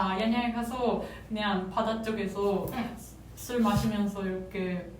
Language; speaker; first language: Korean; non-native, fluent; Japanese